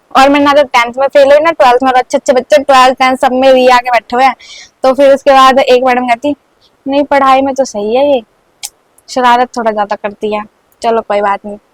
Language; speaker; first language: Hindi; non-native, local second language; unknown